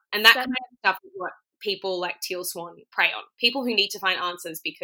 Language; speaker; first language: English; native; English